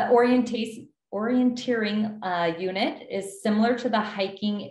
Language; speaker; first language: English; native; English